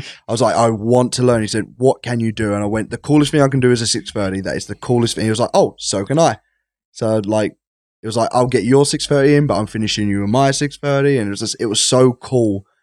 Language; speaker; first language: English; native; English